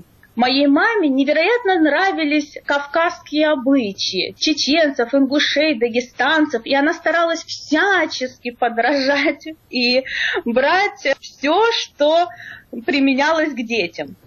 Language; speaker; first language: Russian; native; Russian